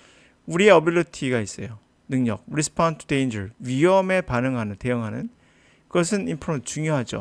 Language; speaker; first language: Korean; native; Korean